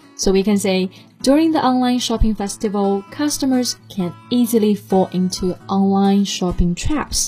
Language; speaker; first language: English; non-native, fluent; Chinese